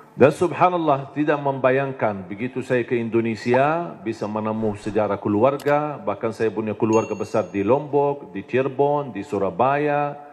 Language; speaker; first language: Indonesian; non-native, fluent; Arabic